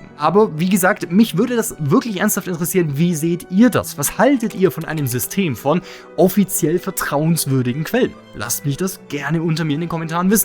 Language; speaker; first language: German; native; German